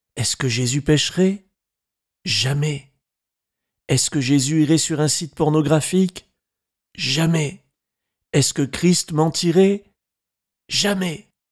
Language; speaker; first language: French; native; French